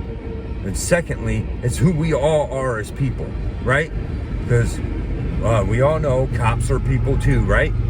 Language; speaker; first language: English; native; English